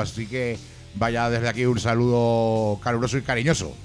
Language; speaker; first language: Spanish; native; Spanish